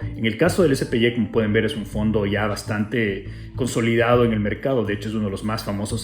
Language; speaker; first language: Spanish; native; Spanish